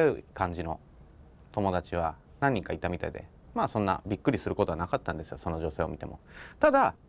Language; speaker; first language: Japanese; native; Japanese